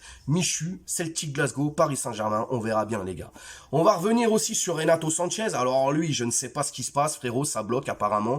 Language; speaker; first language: French; native; French